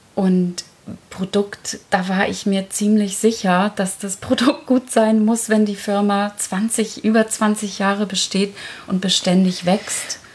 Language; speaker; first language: German; early bilingual, other home language; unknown